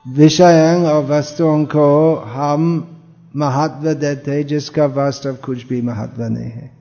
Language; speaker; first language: Hindi; non-native, fluent; English